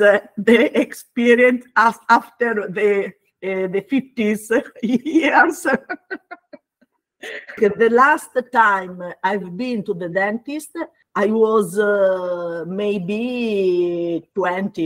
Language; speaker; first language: English; non-native, learner; Italian